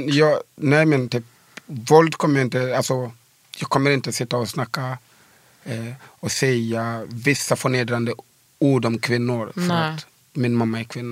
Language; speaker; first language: Swedish; early bilingual, other home language; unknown